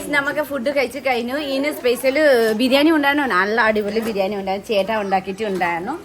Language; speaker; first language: Malayalam; non-native, learner; Nepali